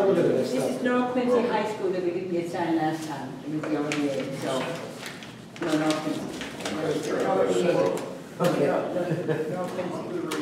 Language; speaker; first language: English; native; English